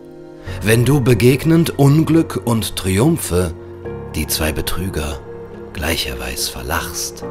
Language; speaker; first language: German; native; German